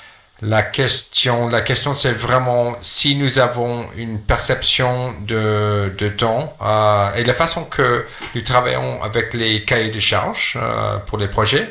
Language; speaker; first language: French; non-native, fluent; English